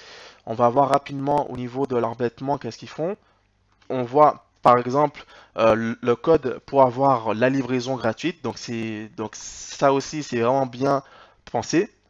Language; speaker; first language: French; native; French